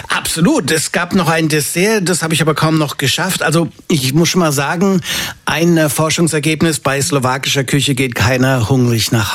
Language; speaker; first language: German; native; German